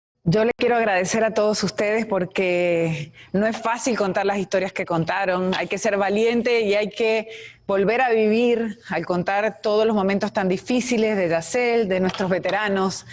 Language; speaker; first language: Spanish; native; Spanish